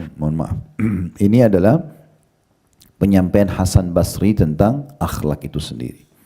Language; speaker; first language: Indonesian; native; Indonesian